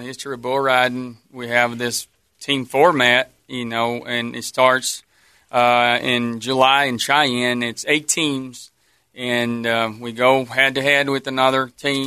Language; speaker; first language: English; non-native, fluent; Portuguese